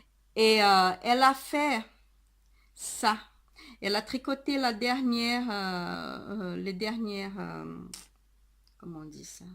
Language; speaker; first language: French; non-native, fluent; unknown